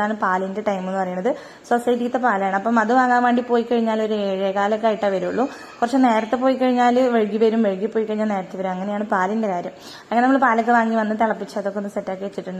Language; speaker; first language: Malayalam; native; Malayalam